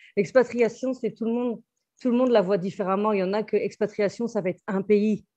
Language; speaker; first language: French; native; French